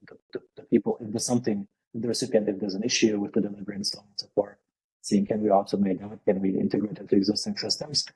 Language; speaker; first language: English; non-native, fluent; Lithuanian